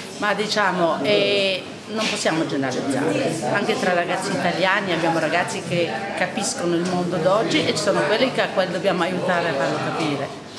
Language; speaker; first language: Italian; non-native, fluent; Polish